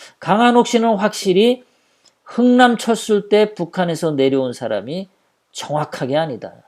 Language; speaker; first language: Korean; native; Korean